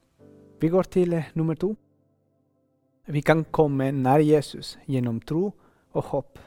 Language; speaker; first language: Norwegian; non-native, fluent; Spanish